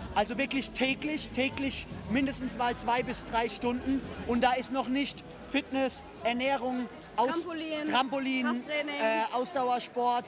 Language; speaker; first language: German; native; German